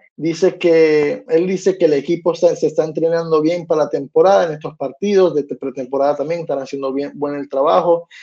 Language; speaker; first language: Spanish; early bilingual, heritage; Spanish